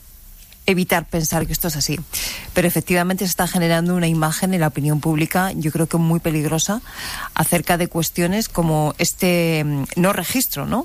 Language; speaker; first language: Spanish; native; Spanish